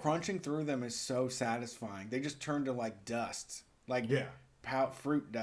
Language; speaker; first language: English; native; English